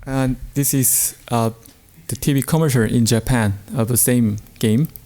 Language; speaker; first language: English; non-native, learner; Korean